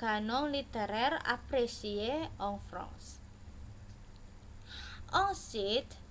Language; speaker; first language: French; non-native, learner; Indonesian